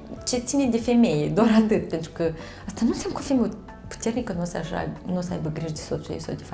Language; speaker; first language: Romanian; native; Romanian